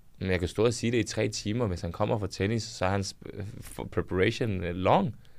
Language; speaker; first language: Danish; early bilingual, other home language; Serbian